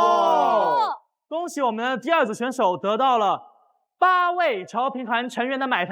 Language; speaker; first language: Chinese; native; Chinese